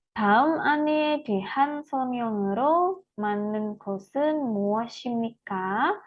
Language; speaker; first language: Korean; non-native, fluent; Indonesian